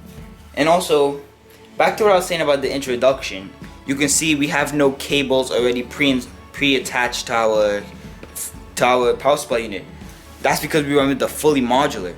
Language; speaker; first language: English; native; English